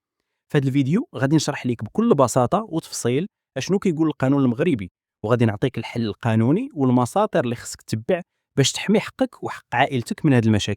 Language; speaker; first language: Arabic; native; Arabic